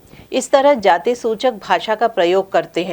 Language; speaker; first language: Hindi; native; Hindi